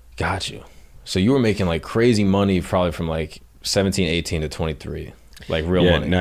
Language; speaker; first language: English; native; English